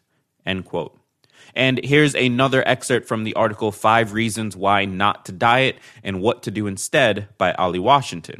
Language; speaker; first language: English; native; English